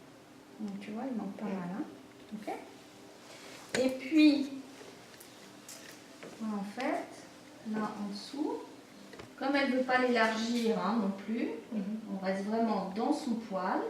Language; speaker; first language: French; native; French